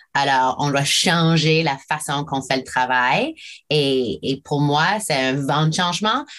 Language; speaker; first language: French; non-native, local second language; English